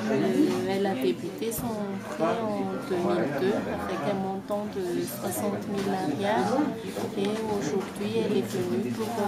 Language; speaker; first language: French; non-native, local second language; Malagasy